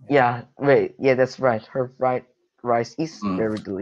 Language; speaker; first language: English; non-native, learner; Korean